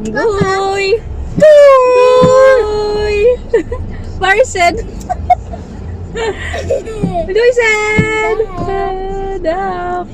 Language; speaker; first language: Dutch; non-native, learner; Filipino